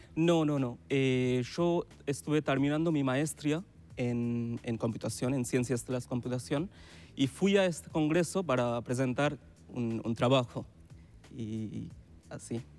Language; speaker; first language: Spanish; non-native, fluent; Bangla